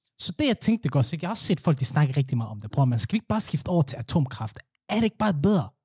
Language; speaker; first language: Danish; early bilingual, other home language; Somali